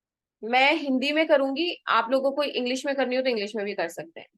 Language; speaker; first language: Hindi; native; Hindi